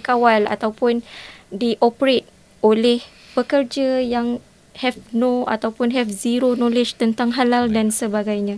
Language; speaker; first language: Malay; native; Malay